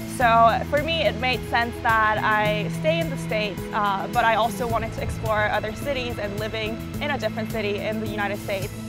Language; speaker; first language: English; non-native, fluent; Korean